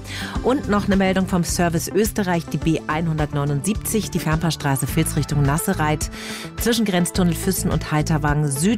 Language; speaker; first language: German; native; German